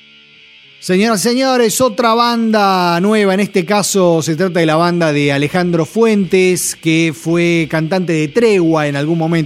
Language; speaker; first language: Spanish; native; Spanish